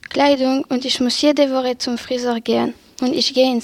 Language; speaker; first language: German; non-native, learner; French